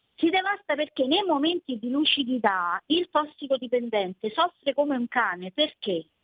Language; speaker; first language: Italian; native; Italian